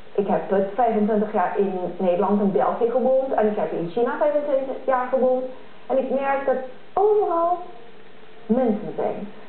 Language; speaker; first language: Dutch; non-native, fluent; Chinese